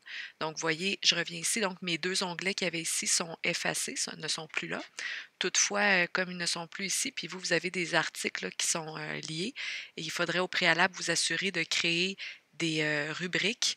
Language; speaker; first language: French; native; French